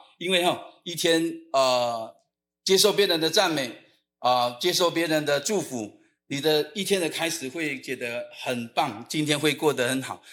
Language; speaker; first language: Chinese; non-native, local second language; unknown